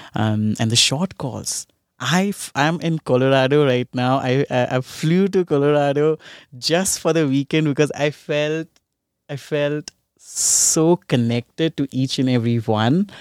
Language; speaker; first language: English; non-native, local second language; Hindi